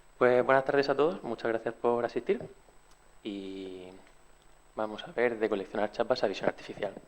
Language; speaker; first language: Spanish; early bilingual, other home language; Romanian